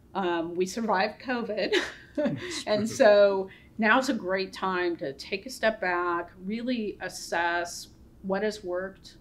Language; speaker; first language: English; native; English